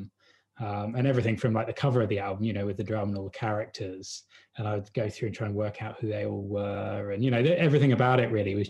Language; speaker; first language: English; native; English